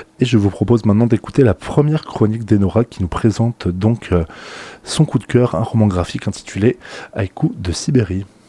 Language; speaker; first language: French; native; French